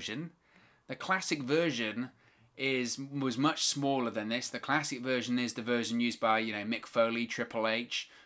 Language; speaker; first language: English; native; English